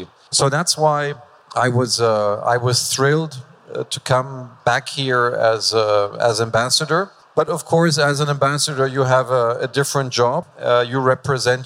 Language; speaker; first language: English; non-native, fluent; German